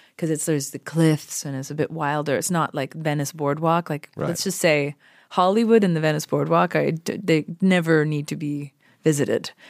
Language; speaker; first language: English; native; English